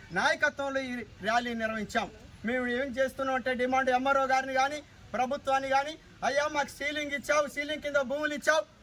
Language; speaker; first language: Telugu; native; Telugu